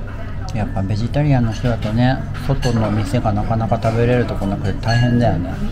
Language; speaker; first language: Japanese; native; Japanese